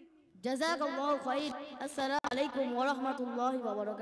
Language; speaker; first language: Arabic; non-native, learner; Bangla